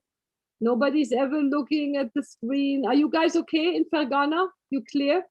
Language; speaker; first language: English; native; English